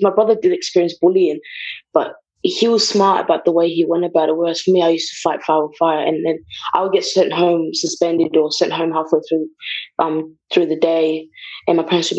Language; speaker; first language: English; early bilingual, other home language; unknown